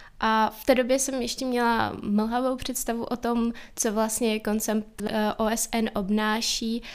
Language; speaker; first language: Czech; early bilingual, other home language; Ukrainian